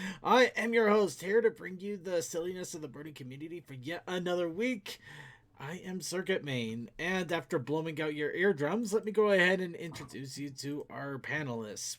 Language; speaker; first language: English; native; English